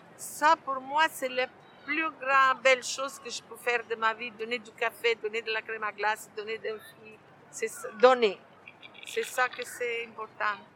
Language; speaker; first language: French; non-native, fluent; Italian